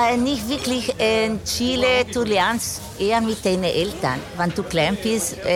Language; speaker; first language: German; non-native, fluent; Spanish